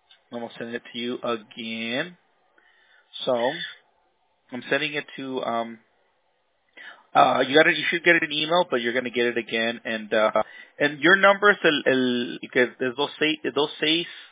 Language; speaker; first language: English; early bilingual, other home language; Spanish